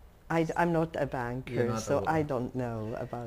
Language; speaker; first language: English; non-native, local second language; German